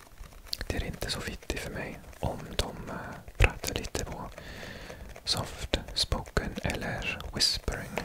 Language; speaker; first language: Swedish; non-native, learner; English